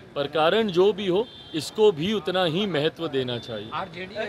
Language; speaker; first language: Hindi; native; Hindi